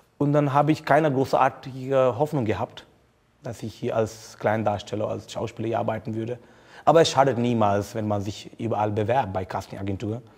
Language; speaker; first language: German; non-native, fluent; Hindi